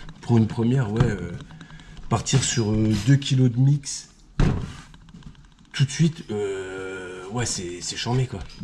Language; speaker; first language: French; native; French